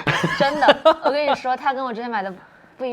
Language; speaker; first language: Chinese; native; Chinese